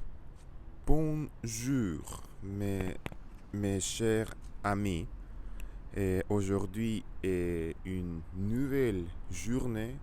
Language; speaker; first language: French; non-native, learner; Russian